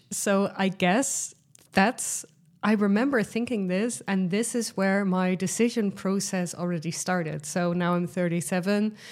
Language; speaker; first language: English; non-native, fluent; Dutch